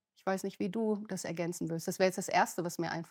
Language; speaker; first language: German; native; German